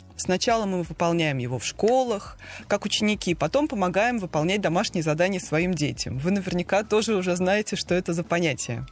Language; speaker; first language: Russian; native; Russian